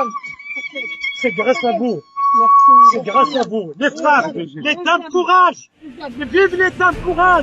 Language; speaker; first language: French; non-native, local second language; Kabyle